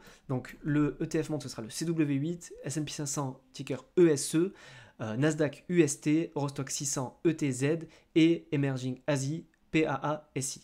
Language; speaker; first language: French; native; French